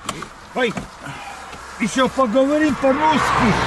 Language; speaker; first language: Russian; native; Russian